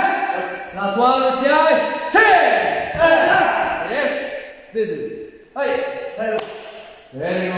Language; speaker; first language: English; non-native, learner; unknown